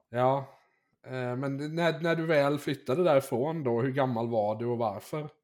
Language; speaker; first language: Swedish; native; Swedish